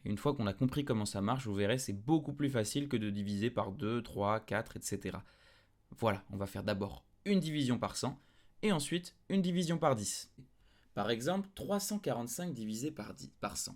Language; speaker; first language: French; native; French